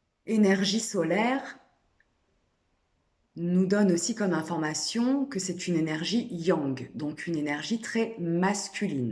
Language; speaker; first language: French; native; French